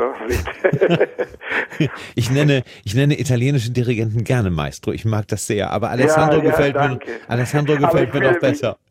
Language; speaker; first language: German; native; German